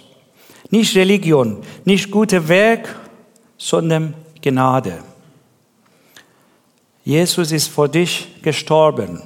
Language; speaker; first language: German; non-native, learner; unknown